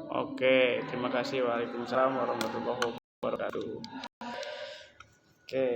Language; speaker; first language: Indonesian; native; Indonesian